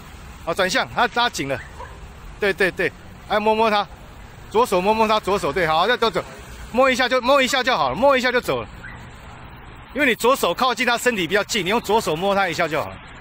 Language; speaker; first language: Chinese; native; Chinese